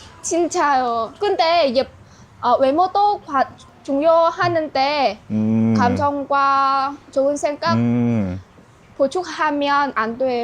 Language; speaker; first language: Korean; non-native, learner; Vietnamese